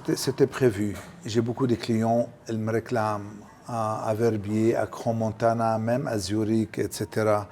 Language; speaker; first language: French; non-native, local second language; Arabic